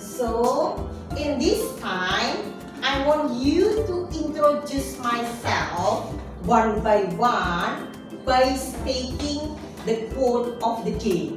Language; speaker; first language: English; non-native, fluent; Javanese